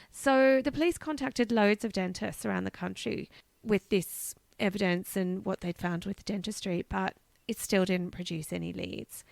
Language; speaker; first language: English; native; English